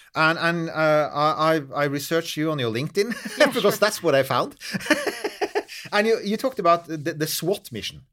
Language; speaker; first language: English; non-native, fluent; French